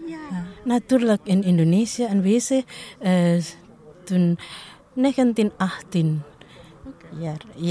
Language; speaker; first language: Dutch; non-native, learner; Indonesian